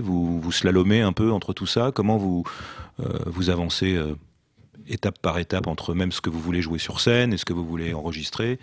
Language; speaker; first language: French; native; French